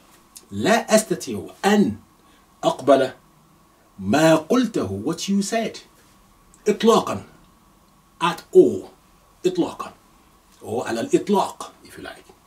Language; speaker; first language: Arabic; non-native, fluent; Yoruba